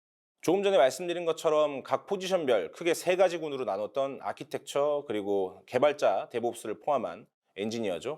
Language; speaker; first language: Korean; native; Korean